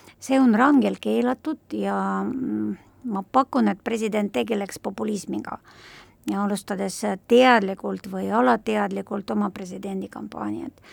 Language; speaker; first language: Estonian; non-native, local second language; Russian